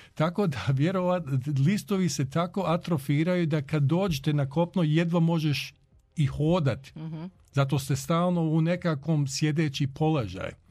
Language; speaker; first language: Croatian; early bilingual, heritage; Croatian